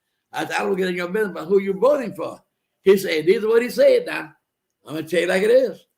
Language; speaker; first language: English; native; English